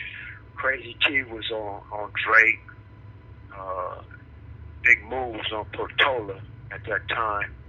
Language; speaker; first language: English; native; English